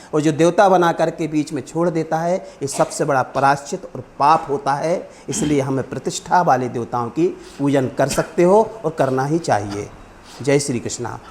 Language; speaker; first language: Hindi; native; Hindi